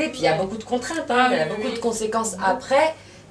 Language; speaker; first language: French; native; French